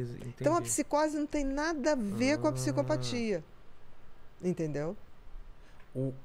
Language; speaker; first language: Portuguese; native; Portuguese